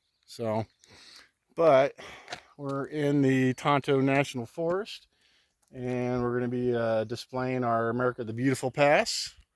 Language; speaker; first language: English; native; English